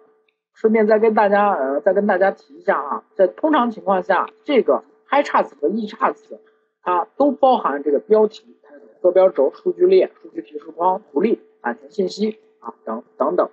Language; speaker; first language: Chinese; native; Chinese